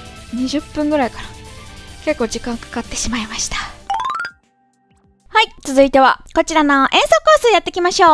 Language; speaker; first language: Japanese; native; Japanese